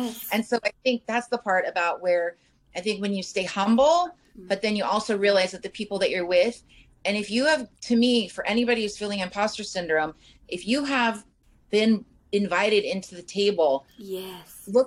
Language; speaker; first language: English; native; English